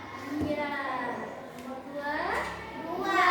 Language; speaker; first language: Indonesian; native; Indonesian